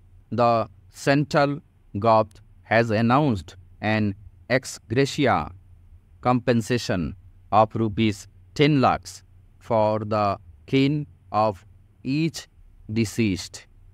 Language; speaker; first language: English; non-native, local second language; Bangla